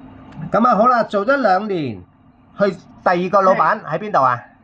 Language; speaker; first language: Cantonese; native; Cantonese